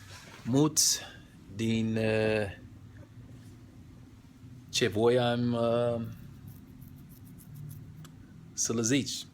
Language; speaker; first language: Romanian; non-native, learner; English